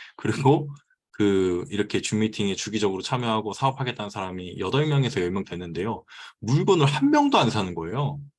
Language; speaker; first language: Korean; native; Korean